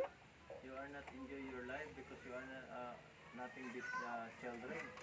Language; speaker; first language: English; non-native, local second language; Cebuano